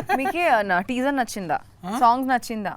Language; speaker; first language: Telugu; non-native, learner; Bangla